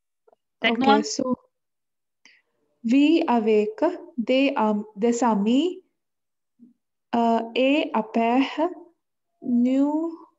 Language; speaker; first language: French; non-native, learner; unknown